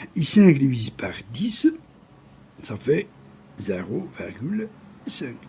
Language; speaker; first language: French; non-native, local second language; Arabic